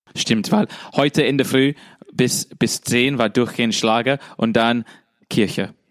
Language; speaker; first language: German; non-native, fluent; English